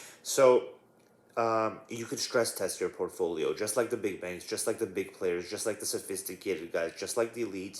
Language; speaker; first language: English; native; English